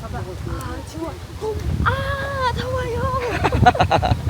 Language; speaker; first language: Korean; non-native, learner; Vietnamese